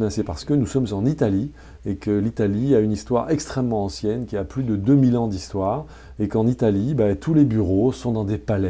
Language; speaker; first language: French; native; French